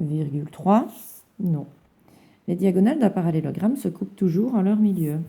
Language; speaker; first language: French; native; French